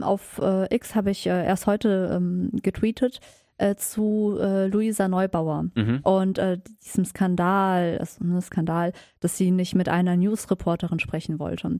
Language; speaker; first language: German; native; German